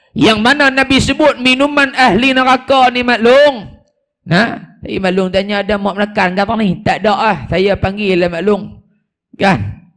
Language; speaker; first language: Malay; native; Malay